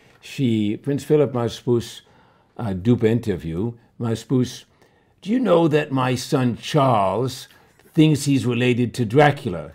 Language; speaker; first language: English; early bilingual, other home language; Romanian